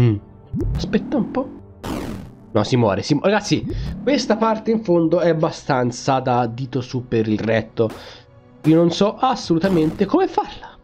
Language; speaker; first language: Italian; native; Italian